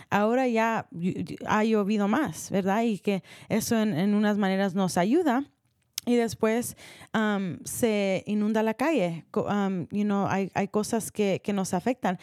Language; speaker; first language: Spanish; early bilingual, heritage; Spanish